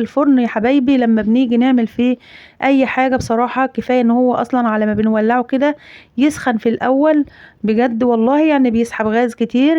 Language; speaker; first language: Arabic; native; Arabic